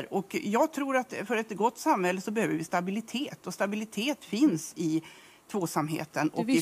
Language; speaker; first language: Swedish; native; Swedish